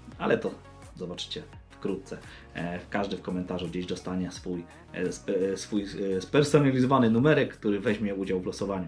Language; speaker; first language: Polish; native; Polish